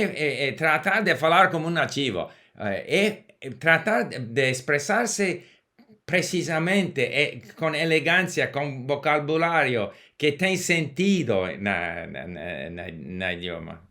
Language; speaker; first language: Portuguese; non-native, learner; English